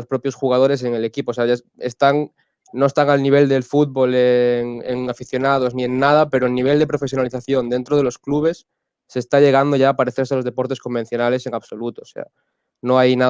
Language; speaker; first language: Spanish; native; Spanish